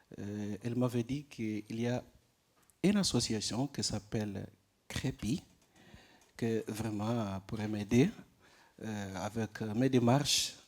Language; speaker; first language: French; non-native, learner; Portuguese